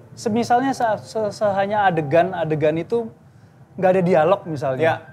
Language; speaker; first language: Indonesian; native; Indonesian